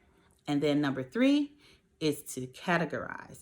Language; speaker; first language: English; native; English